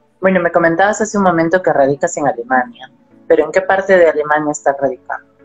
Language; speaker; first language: Spanish; native; Spanish